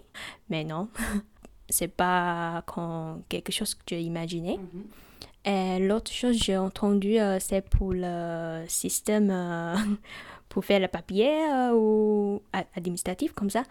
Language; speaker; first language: French; non-native, fluent; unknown